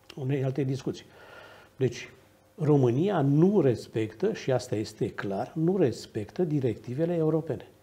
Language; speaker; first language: Romanian; native; Romanian